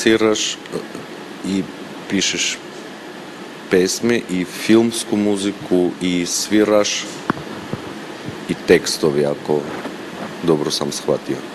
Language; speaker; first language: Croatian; non-native, fluent; Armenian